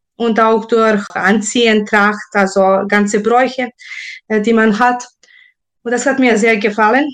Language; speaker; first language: German; non-native, fluent; Serbian